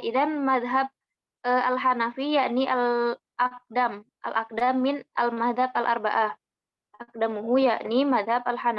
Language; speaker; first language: Arabic; non-native, learner; Indonesian